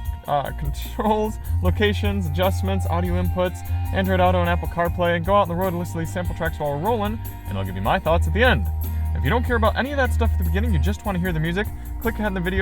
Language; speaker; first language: English; native; English